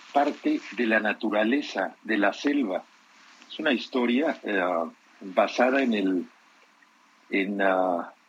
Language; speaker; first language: Spanish; native; Spanish